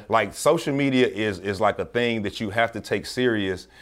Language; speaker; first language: English; native; English